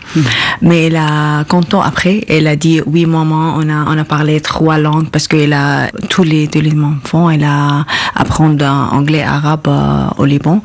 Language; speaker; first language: French; non-native, learner; Arabic